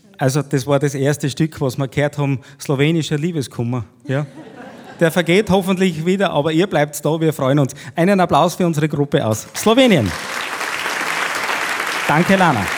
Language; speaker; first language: German; native; German